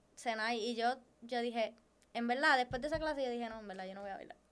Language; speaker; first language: Spanish; native; Spanish